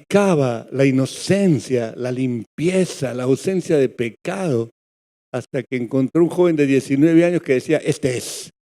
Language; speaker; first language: Spanish; native; Spanish